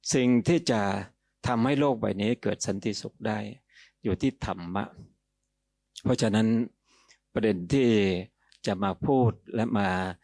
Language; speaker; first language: Thai; native; Thai